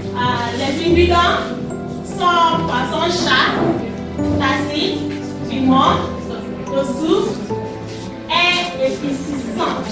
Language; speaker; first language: French; non-native, learner; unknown